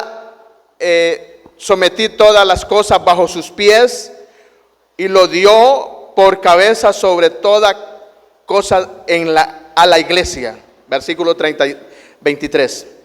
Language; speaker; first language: Spanish; native; Spanish